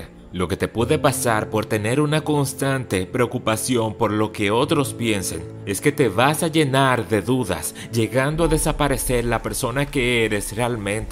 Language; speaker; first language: Spanish; native; Spanish